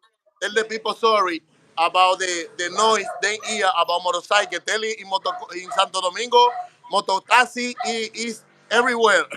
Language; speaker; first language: English; non-native, learner; Spanish